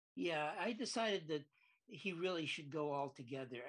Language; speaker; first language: English; native; English